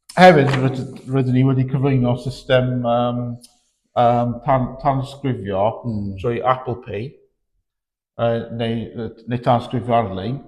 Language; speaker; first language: Welsh; native; Welsh